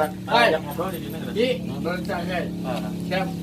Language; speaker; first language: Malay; non-native, local second language; Sundanese